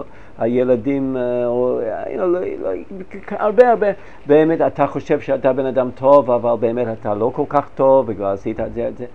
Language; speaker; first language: Hebrew; non-native, fluent; English